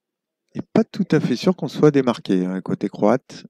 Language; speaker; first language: French; native; French